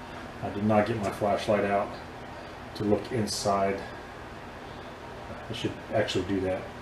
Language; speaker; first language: English; native; English